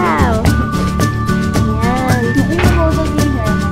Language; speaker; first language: Filipino; native; Filipino